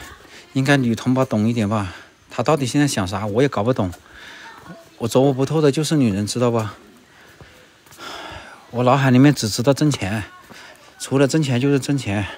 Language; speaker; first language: Chinese; native; Chinese